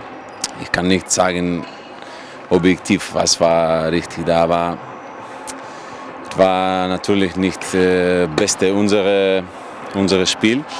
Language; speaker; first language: German; non-native, learner; Russian